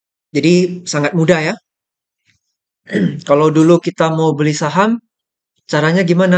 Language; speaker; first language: Indonesian; native; Indonesian